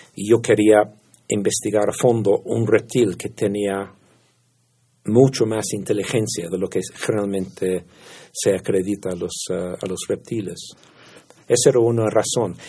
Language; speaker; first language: Spanish; non-native, fluent; English